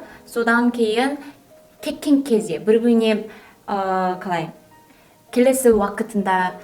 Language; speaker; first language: Kazakh; non-native, learner; Korean